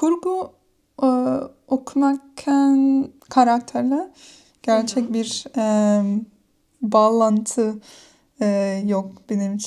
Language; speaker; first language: Turkish; non-native, learner; English